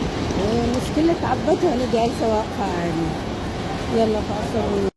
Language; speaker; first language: Arabic; native; Arabic